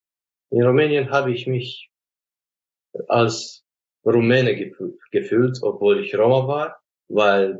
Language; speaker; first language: German; non-native, fluent; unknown